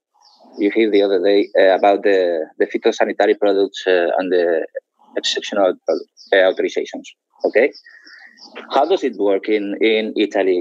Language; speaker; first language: English; non-native, fluent; Spanish